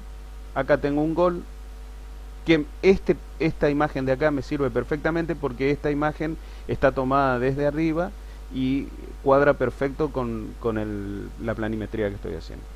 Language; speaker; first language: Spanish; native; Spanish